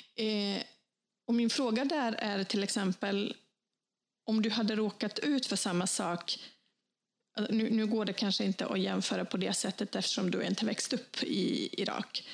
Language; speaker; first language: Swedish; early bilingual, other home language; Bosnian